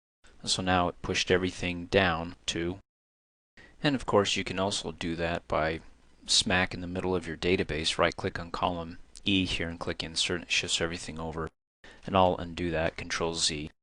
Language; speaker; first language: English; native; English